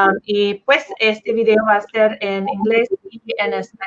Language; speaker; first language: Spanish; non-native, fluent; English